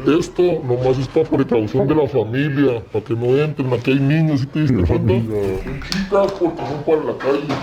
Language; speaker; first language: Spanish; native; Spanish